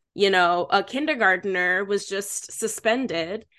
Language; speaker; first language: English; native; English